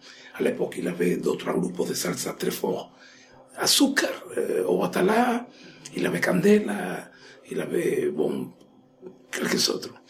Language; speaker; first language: French; non-native, fluent; Spanish